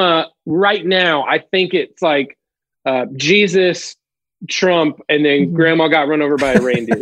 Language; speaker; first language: English; native; English